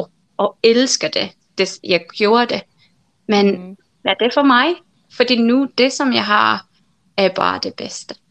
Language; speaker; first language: Danish; non-native, fluent; Finnish